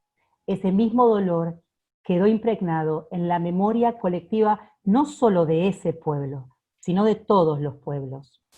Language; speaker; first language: Spanish; native; Spanish